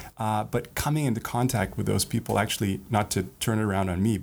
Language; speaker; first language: English; native; English